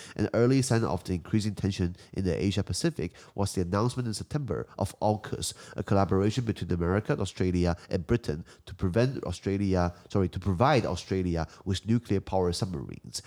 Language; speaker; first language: English; non-native, fluent; Chinese